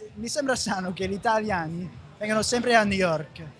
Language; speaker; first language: Italian; non-native, fluent; English